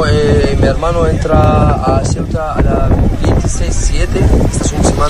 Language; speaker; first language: Spanish; non-native, learner; Arabic